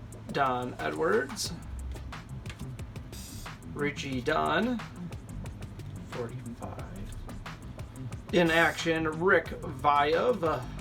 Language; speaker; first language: English; native; English